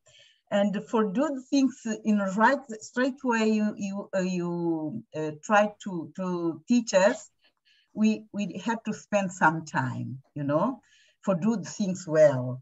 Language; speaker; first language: English; non-native, fluent; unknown